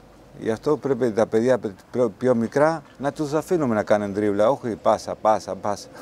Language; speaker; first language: Greek; non-native, learner; Spanish